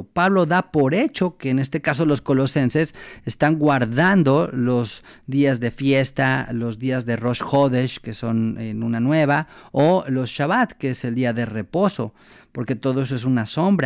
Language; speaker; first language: Spanish; native; Spanish